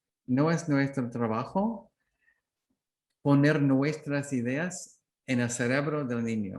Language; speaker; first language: Spanish; non-native, learner; English